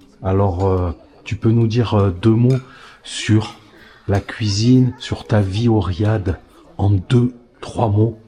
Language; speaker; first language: French; native; French